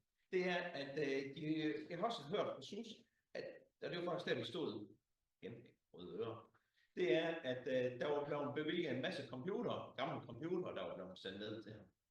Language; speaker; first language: Danish; native; Danish